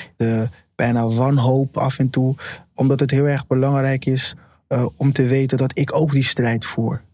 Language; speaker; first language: Dutch; early bilingual, other home language; Papiamento